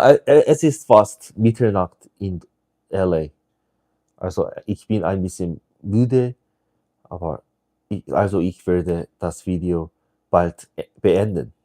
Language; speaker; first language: German; non-native, learner; English